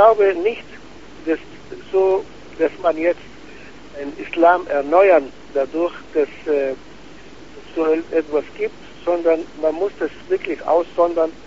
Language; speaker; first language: German; non-native, fluent; Arabic